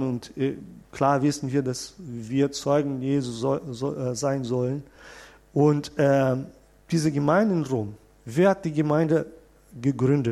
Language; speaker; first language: German; non-native, fluent; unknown